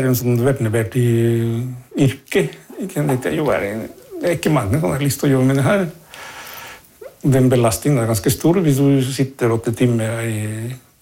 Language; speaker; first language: Norwegian; non-native, fluent; Spanish